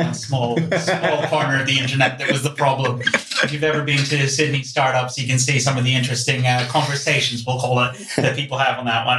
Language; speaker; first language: English; non-native, local second language; Cantonese